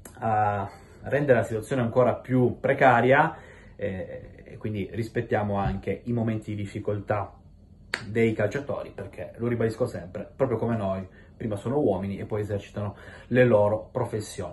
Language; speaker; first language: Italian; native; Italian